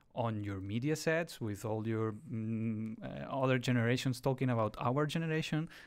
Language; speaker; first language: English; non-native, fluent; Spanish